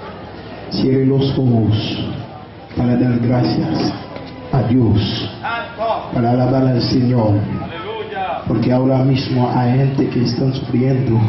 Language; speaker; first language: Spanish; non-native, fluent; Haitian Creole